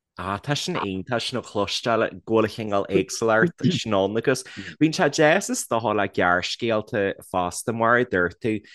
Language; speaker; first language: Irish; native; Irish